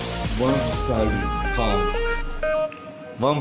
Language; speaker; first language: English; non-native, learner; Turkish